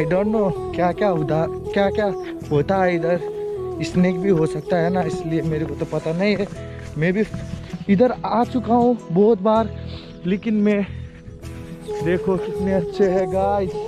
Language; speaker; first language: Hindi; non-native, learner; Nepali